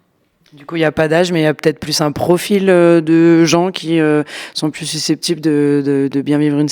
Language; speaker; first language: French; native; French